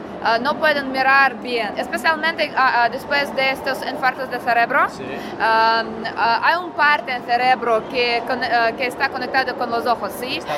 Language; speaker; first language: Spanish; non-native, learner; Russian